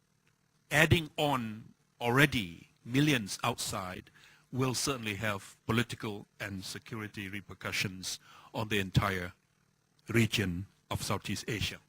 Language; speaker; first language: English; non-native, fluent; Thai